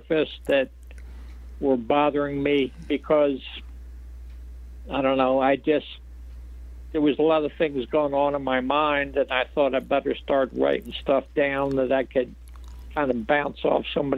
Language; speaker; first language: English; native; English